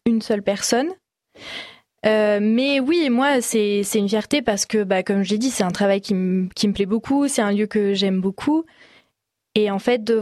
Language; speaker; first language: French; native; French